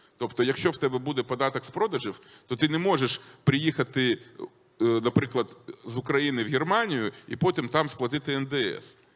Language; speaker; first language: Ukrainian; non-native, local second language; Russian